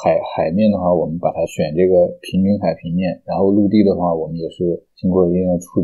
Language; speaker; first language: Chinese; native; Chinese